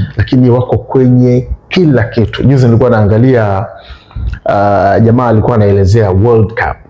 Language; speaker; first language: Swahili; native; Swahili